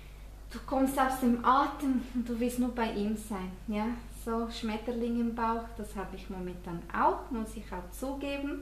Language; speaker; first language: German; non-native, fluent; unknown